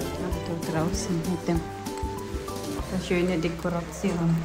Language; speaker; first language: German; non-native, learner; Cebuano